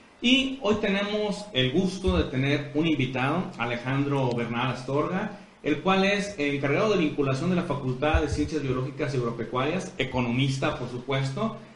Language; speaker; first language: Spanish; native; Spanish